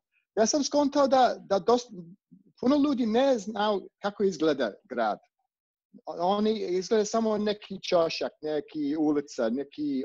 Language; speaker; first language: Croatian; non-native, learner; English